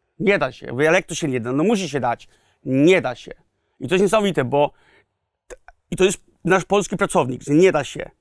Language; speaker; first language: Polish; early bilingual, heritage; Polish